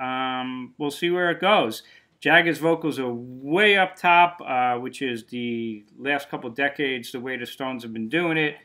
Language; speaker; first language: English; native; English